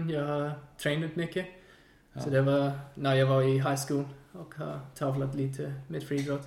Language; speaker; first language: Swedish; non-native, fluent; English